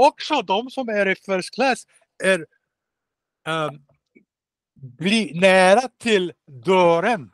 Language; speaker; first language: Swedish; non-native, learner; Russian